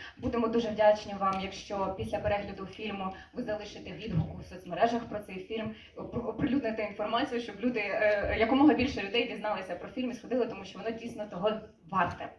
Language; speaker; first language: Ukrainian; native; Ukrainian